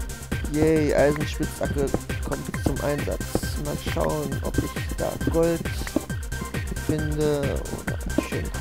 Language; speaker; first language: German; native; German